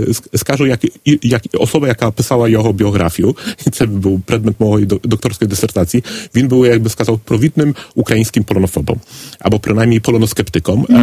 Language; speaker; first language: Polish; non-native, learner; Ukrainian